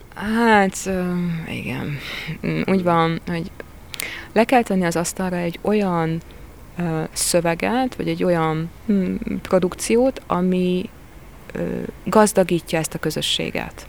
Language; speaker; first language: Hungarian; native; Hungarian